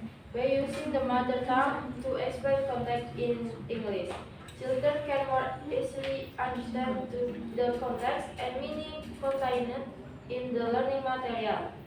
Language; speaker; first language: English; non-native, learner; Indonesian